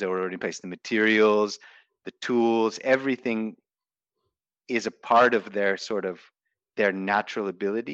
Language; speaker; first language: English; native; English